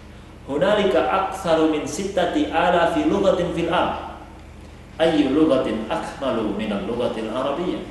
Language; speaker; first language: Arabic; non-native, fluent; Indonesian